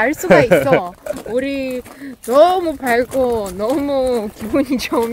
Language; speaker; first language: Korean; non-native, fluent; Russian